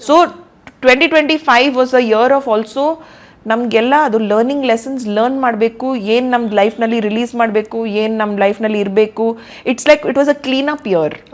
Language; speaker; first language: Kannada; non-native, local second language; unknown